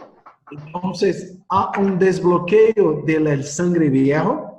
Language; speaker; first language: Spanish; non-native, learner; Portuguese